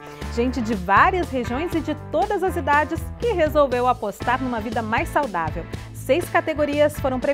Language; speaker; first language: Portuguese; native; Portuguese